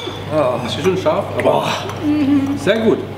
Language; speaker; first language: German; non-native, learner; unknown